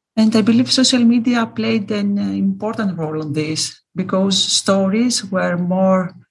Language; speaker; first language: English; non-native, fluent; Greek